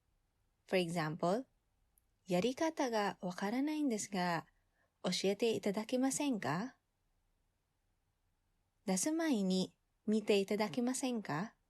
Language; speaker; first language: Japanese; non-native, fluent; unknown